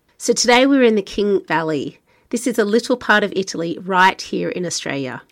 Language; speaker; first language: English; native; English